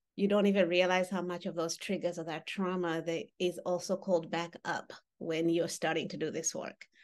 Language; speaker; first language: English; non-native, local second language; Kinyarwanda